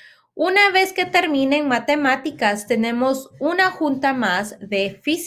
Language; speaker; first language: Spanish; early bilingual, heritage; Spanish